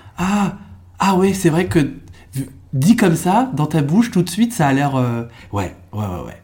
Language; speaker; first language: French; native; French